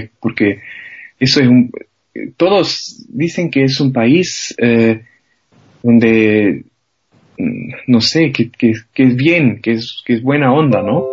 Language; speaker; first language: Spanish; non-native, fluent; German